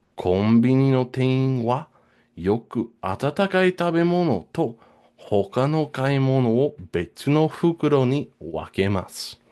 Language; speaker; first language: Japanese; non-native, fluent; English